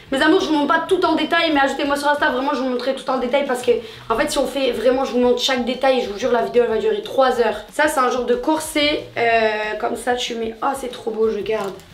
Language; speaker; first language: French; native; French